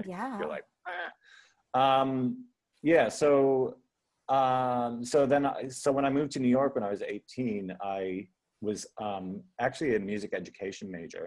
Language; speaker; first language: English; native; English